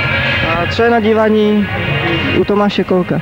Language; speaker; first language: Czech; native; Czech